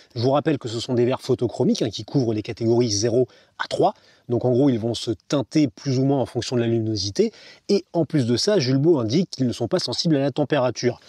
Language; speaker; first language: French; native; French